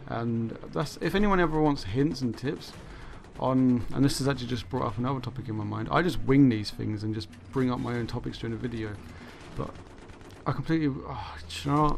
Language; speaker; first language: English; native; English